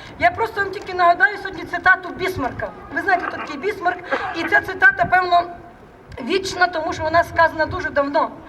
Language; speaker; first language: Ukrainian; native; Ukrainian